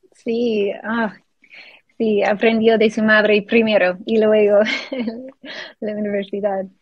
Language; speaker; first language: Spanish; non-native, fluent; English